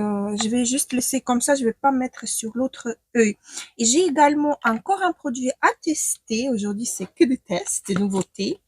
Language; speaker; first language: French; non-native, fluent; Ukrainian